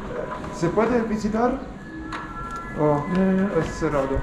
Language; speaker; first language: Spanish; non-native, learner; Italian